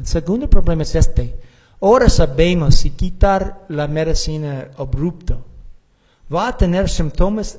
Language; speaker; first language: Spanish; non-native, learner; English